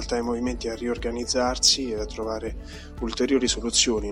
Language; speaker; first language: Italian; native; Italian